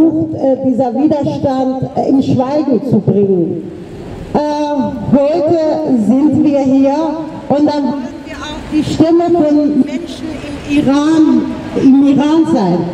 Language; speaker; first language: German; non-native, learner; Persian